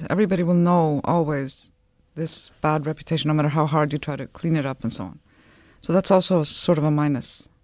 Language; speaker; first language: English; non-native, fluent; Icelandic